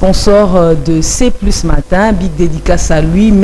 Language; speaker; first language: French; non-native, local second language; Lingala